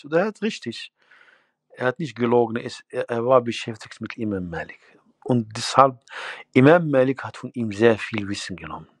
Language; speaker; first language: German; non-native, fluent; Arabic